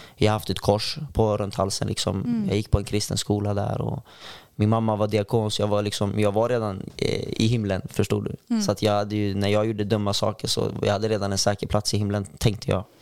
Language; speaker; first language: Swedish; native; Swedish